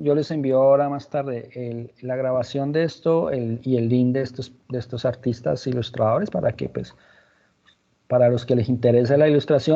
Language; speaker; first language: Spanish; native; Spanish